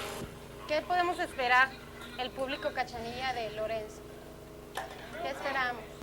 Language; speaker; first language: Spanish; native; Spanish